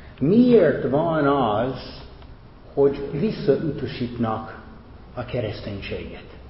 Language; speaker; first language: Hungarian; non-native, fluent; English